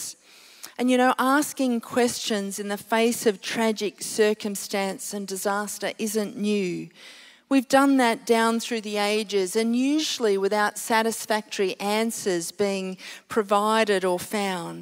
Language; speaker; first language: English; native; English